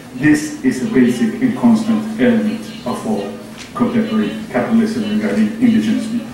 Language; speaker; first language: English; non-native, fluent; Spanish